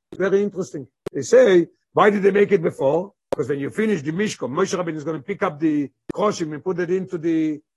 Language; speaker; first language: English; non-native, fluent; Hebrew